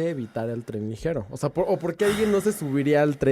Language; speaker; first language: Spanish; native; Spanish